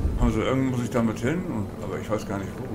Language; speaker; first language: German; native; German